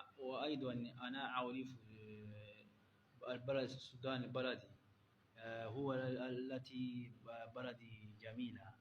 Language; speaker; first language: Arabic; non-native, learner; Kinyarwanda